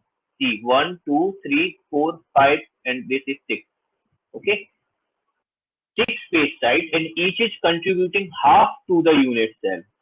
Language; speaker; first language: English; non-native, local second language; Hindi